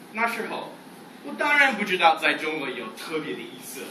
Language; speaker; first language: Chinese; non-native, fluent; English